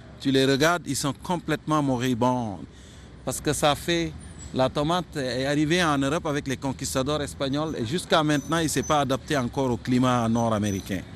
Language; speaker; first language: French; non-native, local second language; Wolof